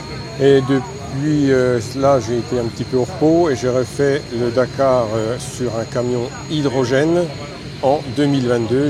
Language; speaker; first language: French; native; French